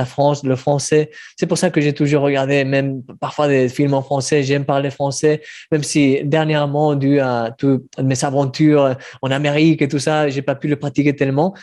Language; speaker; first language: French; early bilingual, heritage; Spanish